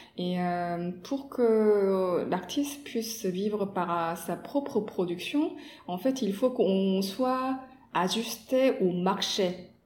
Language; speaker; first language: French; non-native, fluent; Korean